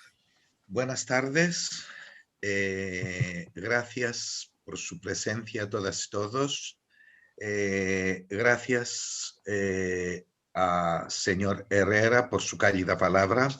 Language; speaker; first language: Spanish; non-native, fluent; Greek